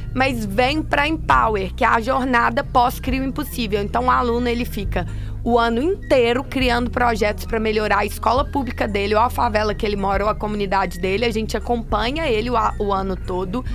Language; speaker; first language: Portuguese; native; Portuguese